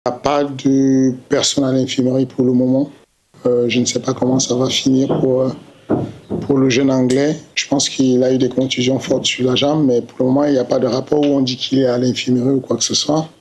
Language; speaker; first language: French; native; French